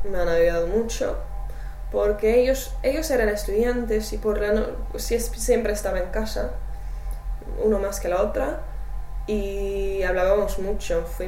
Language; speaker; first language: Spanish; non-native, fluent; English